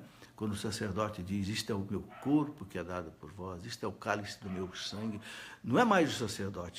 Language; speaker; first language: Portuguese; native; Portuguese